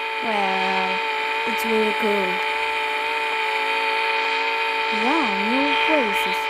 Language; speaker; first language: English; non-native, learner; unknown